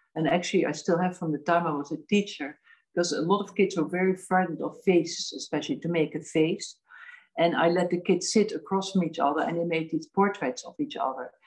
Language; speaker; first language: English; non-native, fluent; Dutch